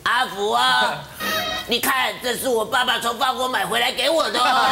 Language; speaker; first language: Chinese; native; Chinese